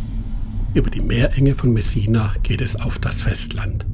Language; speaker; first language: German; native; German